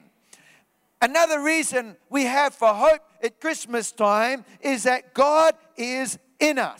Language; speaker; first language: English; native; English